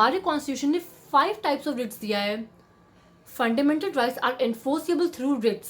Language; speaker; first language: Hindi; native; Hindi